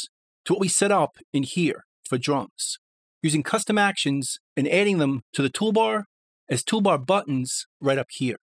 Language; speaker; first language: English; native; English